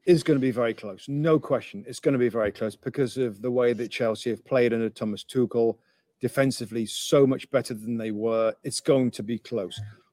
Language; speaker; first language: English; native; English